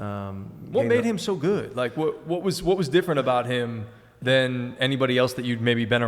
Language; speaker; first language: English; native; English